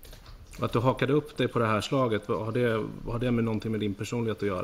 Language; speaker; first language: Swedish; native; Swedish